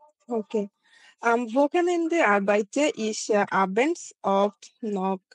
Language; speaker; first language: German; non-native, learner; Bangla